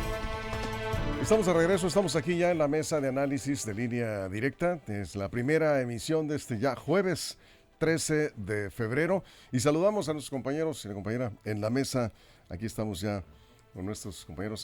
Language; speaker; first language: Spanish; native; Spanish